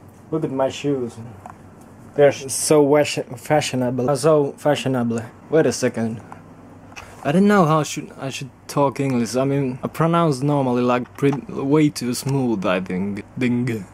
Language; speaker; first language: English; non-native, fluent; Finnish